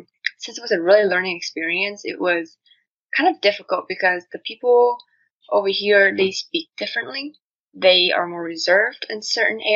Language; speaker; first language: English; non-native, fluent; Vietnamese